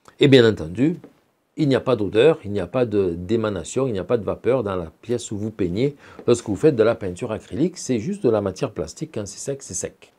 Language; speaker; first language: French; native; French